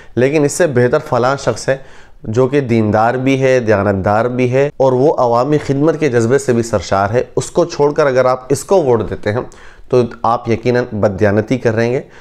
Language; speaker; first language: Urdu; native; Urdu